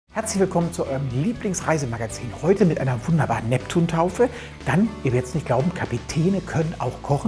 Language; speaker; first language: German; native; German